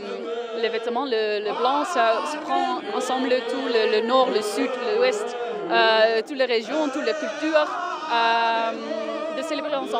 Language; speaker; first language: French; non-native, learner; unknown